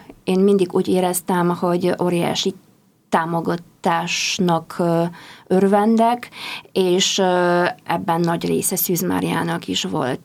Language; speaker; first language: Hungarian; non-native, fluent; Polish